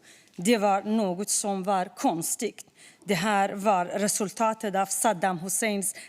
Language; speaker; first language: Swedish; non-native, fluent; Kurdish